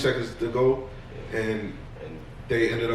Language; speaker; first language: English; native; English